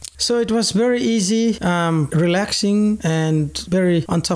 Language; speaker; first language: English; non-native, local second language; Nepali